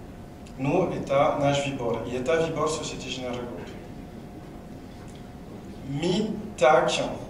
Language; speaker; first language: Russian; non-native, learner; French